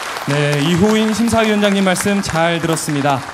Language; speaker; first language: Korean; native; Korean